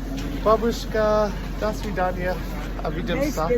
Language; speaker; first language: Russian; non-native, learner; English